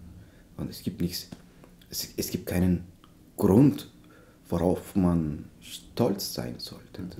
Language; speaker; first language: German; non-native, fluent; Turkish